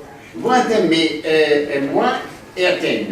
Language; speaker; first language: French; non-native, fluent; Greek